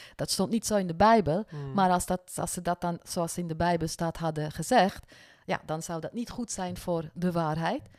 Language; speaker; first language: Dutch; non-native, fluent; French